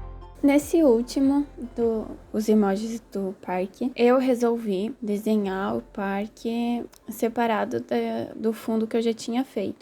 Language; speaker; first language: Portuguese; native; Portuguese